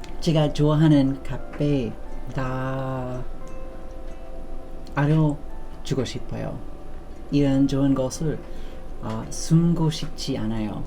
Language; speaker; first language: Korean; non-native, learner; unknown